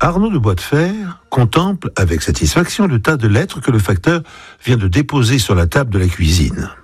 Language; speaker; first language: French; native; French